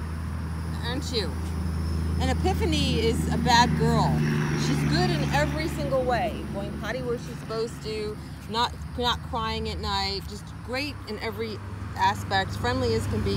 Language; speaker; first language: English; native; English